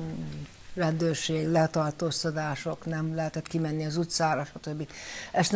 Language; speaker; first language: Hungarian; early bilingual, heritage; Hungarian